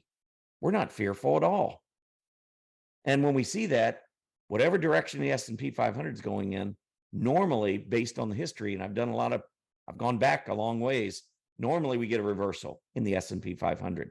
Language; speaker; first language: English; native; English